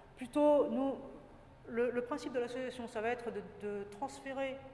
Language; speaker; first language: French; native; French